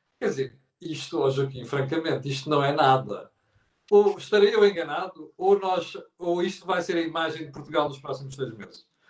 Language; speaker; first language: Portuguese; native; Portuguese